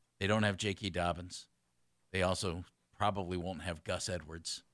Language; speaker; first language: English; native; English